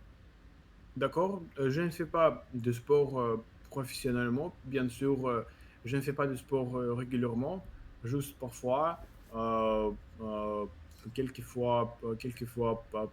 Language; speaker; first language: French; non-native, learner; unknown